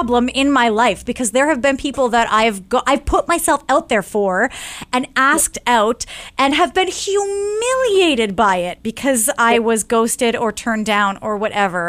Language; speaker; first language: English; native; English